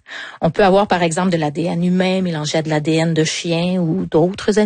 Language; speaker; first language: French; native; French